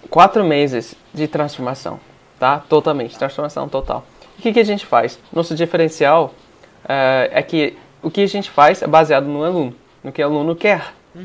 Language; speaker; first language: Portuguese; non-native, fluent; English